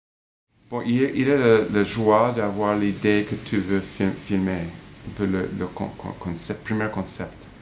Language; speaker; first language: French; non-native, fluent; English